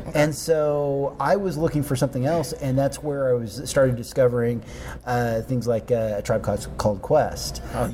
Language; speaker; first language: English; native; English